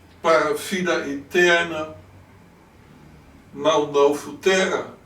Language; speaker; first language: Portuguese; non-native, learner; Dutch